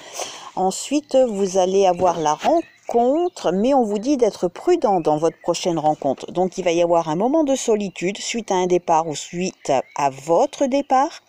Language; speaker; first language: French; native; French